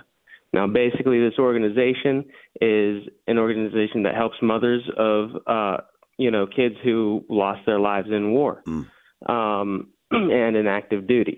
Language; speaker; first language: English; native; English